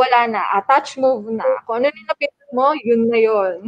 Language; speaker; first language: Filipino; native; Filipino